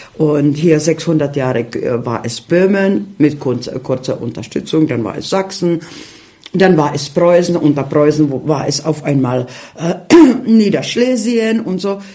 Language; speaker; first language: German; non-native, fluent; Czech